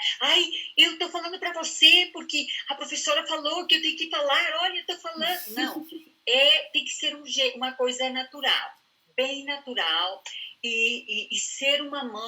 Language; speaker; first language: Portuguese; non-native, fluent; Spanish